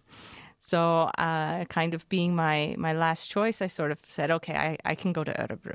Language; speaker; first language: English; native; English